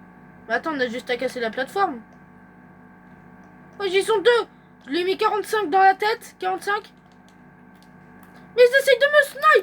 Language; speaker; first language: French; native; French